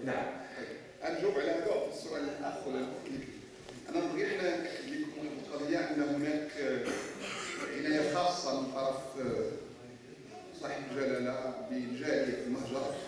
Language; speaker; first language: Arabic; native; Arabic